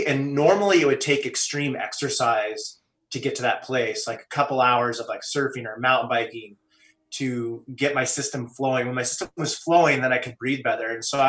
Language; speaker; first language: English; native; English